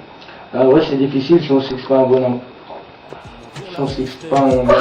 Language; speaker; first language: French; native; French